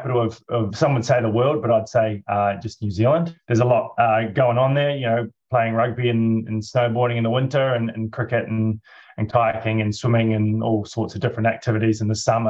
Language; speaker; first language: English; native; English